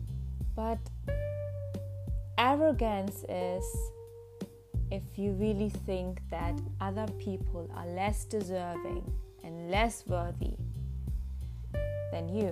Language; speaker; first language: English; non-native, fluent; German